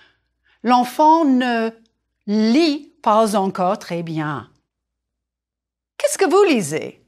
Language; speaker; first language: French; non-native, fluent; English